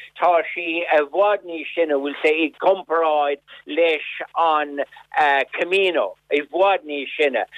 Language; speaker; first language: Irish; non-native, local second language; English